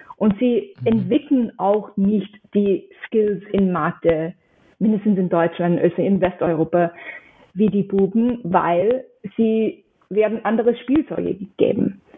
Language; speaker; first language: German; non-native, fluent; English